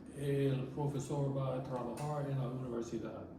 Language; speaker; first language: Spanish; non-native, learner; English